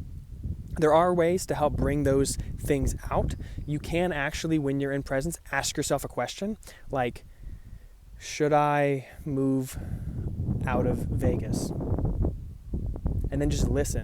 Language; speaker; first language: English; native; English